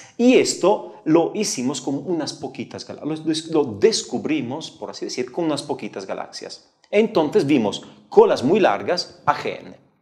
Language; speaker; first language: Spanish; non-native, fluent; Italian